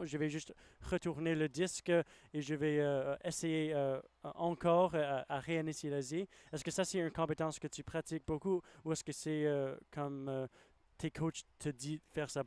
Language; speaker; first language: French; non-native, learner; English